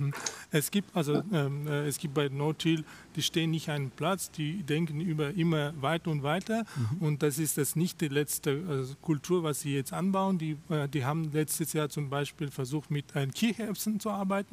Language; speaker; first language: German; non-native, fluent; Russian